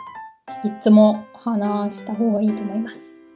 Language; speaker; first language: Japanese; non-native, learner; German